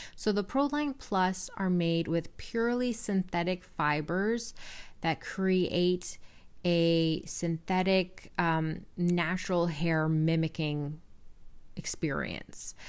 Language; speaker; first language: English; native; English